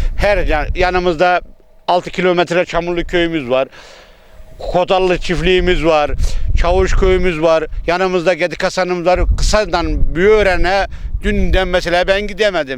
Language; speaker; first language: Turkish; native; Turkish